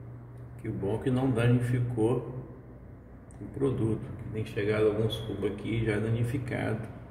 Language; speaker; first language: Portuguese; native; Portuguese